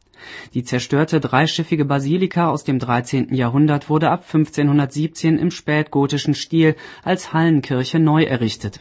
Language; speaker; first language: German; native; German